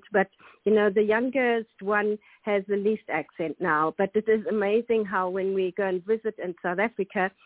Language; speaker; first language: English; non-native, local second language; German